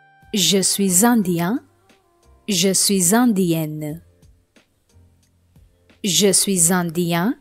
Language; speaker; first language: French; non-native, fluent; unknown